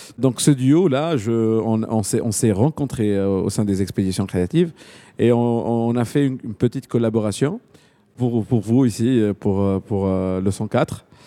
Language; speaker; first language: French; non-native, local second language; Arabic